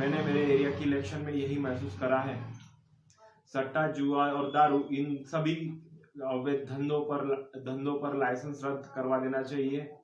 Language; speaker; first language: Hindi; non-native, local second language; Marathi